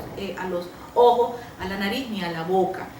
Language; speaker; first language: Spanish; native; Spanish